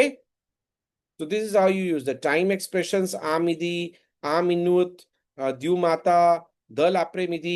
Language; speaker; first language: French; non-native, fluent; Hindi